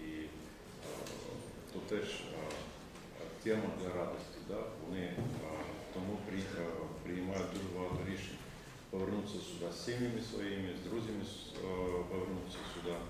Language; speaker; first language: Ukrainian; non-native, fluent; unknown